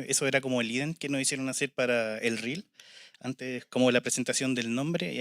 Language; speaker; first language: Spanish; native; Spanish